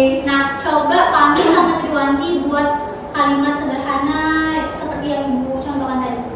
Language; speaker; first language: Indonesian; native; Indonesian